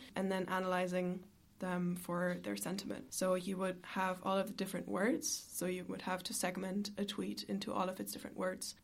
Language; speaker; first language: English; non-native, fluent; German